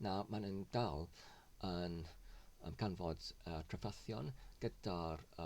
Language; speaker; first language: Welsh; non-native, learner; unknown